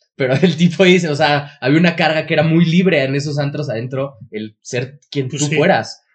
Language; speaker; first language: Spanish; native; Spanish